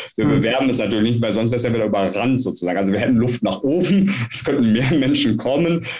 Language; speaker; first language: German; native; German